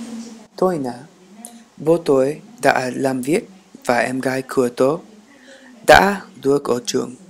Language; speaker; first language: Vietnamese; non-native, learner; English